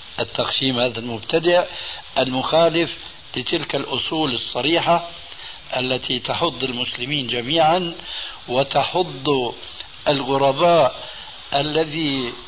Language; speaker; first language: Arabic; early bilingual, other home language; Albanian